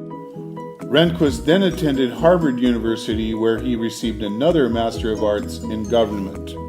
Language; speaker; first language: English; native; English